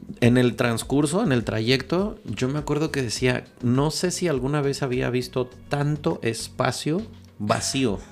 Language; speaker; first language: Spanish; native; Spanish